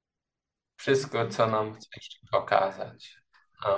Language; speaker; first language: Polish; non-native, learner; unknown